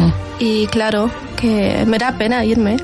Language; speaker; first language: Spanish; non-native, fluent; German